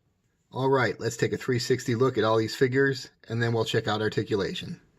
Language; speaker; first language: English; native; English